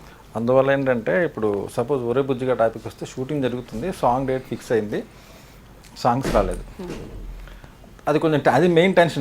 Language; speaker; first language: Telugu; native; Telugu